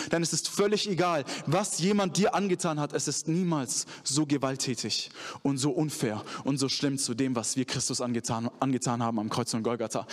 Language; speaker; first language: German; early bilingual, other home language; Arabic